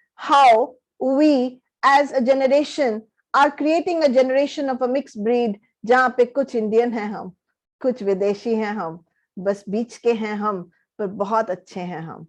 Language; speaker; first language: Hindi; native; Hindi